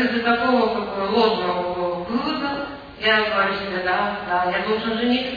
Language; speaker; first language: Russian; native; Russian